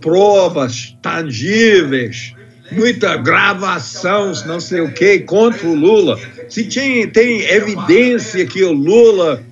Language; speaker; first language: Portuguese; non-native, fluent; English